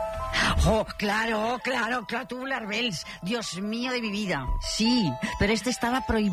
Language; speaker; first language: Spanish; native; Spanish